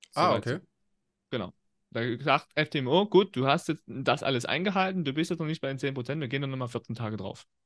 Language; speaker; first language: German; native; German